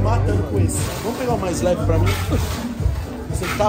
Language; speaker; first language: Portuguese; native; Portuguese